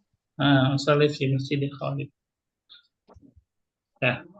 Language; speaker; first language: Arabic; non-native, fluent; Indonesian